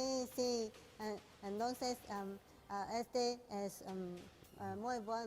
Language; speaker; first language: Spanish; non-native, learner; Chinese